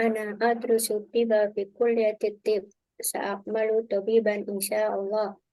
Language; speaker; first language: Arabic; non-native, learner; Indonesian